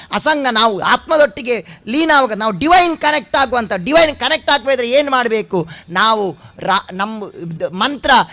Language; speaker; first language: Kannada; non-native, local second language; Tulu